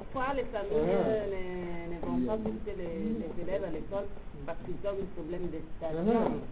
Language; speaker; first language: French; non-native, fluent; Italian